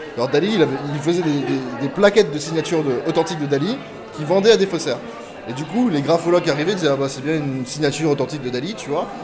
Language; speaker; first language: French; native; French